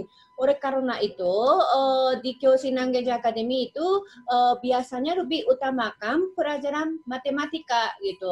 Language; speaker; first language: Indonesian; non-native, fluent; Japanese